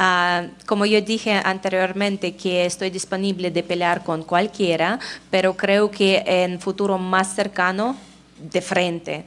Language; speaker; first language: Spanish; non-native, fluent; Russian